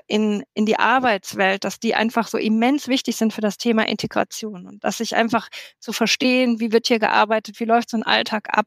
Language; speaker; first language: German; native; German